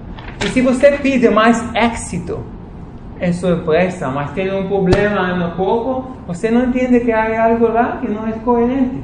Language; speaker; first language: Portuguese; non-native, fluent; Spanish